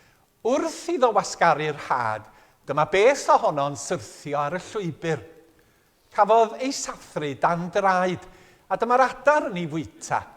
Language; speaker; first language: Welsh; native; Welsh